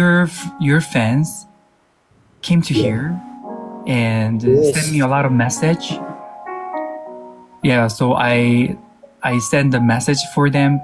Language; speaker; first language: English; non-native, learner; Korean